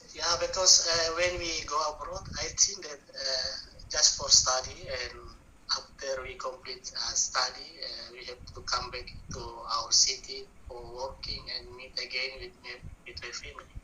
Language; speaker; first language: English; non-native, learner; Buginese